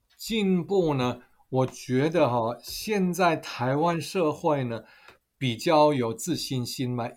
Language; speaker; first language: Chinese; non-native, fluent; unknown